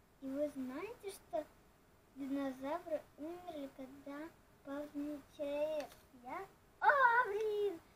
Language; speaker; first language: Russian; non-native, local second language; Ukrainian